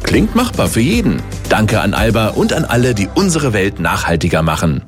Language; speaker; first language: German; native; German